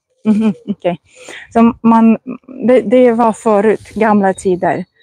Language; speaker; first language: Swedish; non-native, fluent; Russian